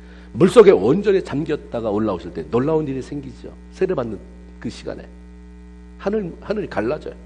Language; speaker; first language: Korean; native; Korean